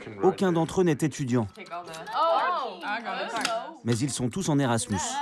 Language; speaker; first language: French; native; French